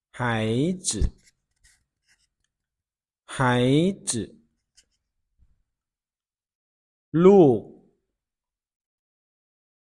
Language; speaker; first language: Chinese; non-native, fluent; Lao